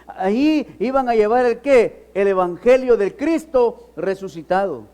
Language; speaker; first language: Spanish; native; Spanish